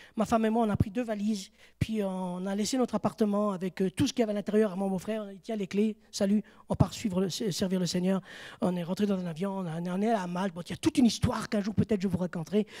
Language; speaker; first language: French; native; French